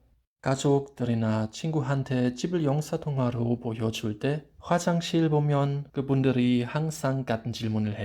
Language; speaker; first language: Korean; non-native, fluent; German